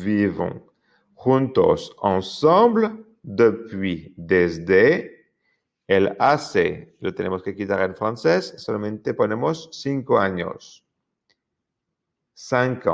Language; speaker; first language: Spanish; non-native, fluent; French